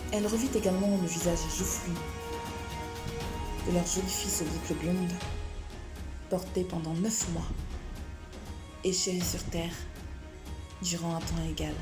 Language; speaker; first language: French; native; French